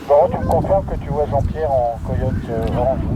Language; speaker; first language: French; native; French